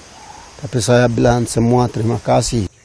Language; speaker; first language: Indonesian; non-native, local second language; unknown